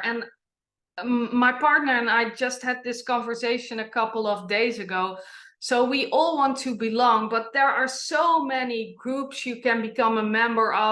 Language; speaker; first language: English; non-native, fluent; Dutch